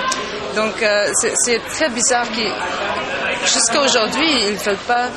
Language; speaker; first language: French; non-native, local second language; Dutch